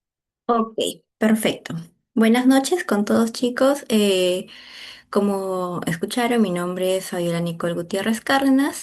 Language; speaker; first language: Spanish; native; Spanish